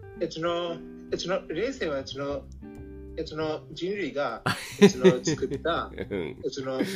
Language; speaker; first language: Japanese; non-native, learner; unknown